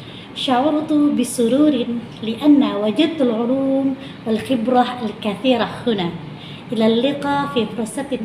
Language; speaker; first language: Arabic; non-native, learner; Indonesian